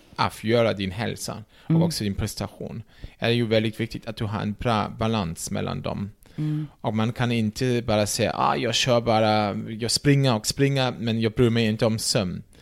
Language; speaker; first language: Swedish; non-native, fluent; German